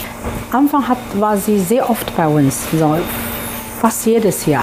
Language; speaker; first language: German; non-native, fluent; Chinese